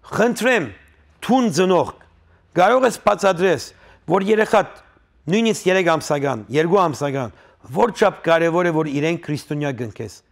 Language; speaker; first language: Armenian; native; Armenian